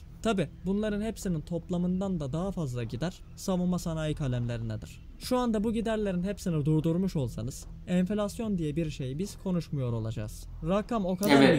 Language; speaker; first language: Turkish; native; Turkish